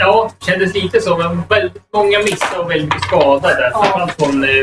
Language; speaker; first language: Swedish; native; Swedish